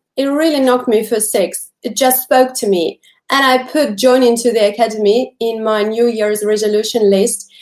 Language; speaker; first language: English; non-native, fluent; Russian